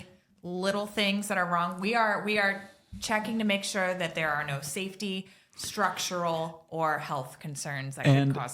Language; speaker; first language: English; native; English